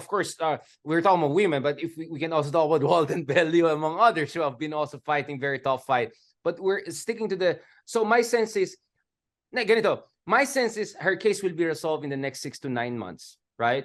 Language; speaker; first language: English; non-native, local second language; Filipino